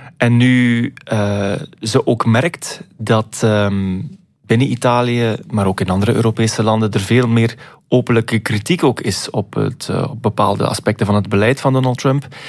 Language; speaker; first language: Dutch; native; Dutch